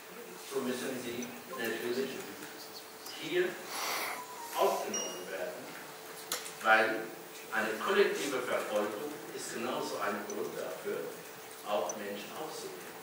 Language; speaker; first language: German; early bilingual, other home language; Kurdish